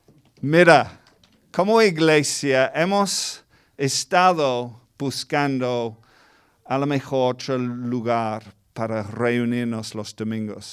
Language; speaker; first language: Spanish; non-native, fluent; English